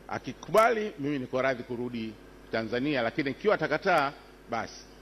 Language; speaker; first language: Swahili; native; Swahili